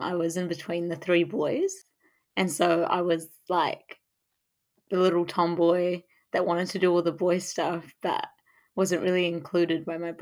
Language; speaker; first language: English; native; English